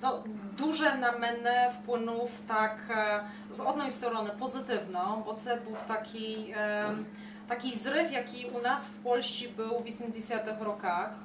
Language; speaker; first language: Ukrainian; non-native, fluent; Polish